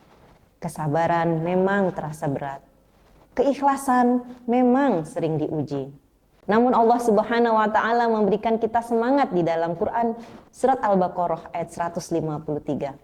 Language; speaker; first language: Indonesian; native; Indonesian